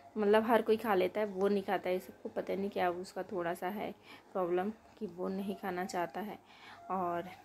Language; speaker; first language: Hindi; native; Hindi